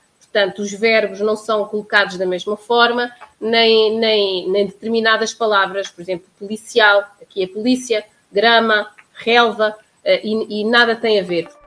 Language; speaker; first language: Portuguese; native; Portuguese